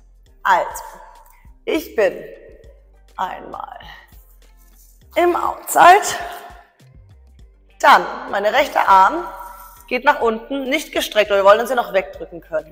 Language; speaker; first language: German; native; German